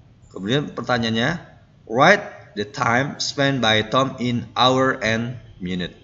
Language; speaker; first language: English; non-native, learner; Indonesian